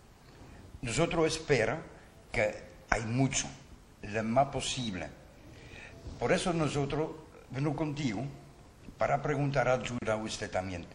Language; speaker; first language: Spanish; non-native, learner; Dutch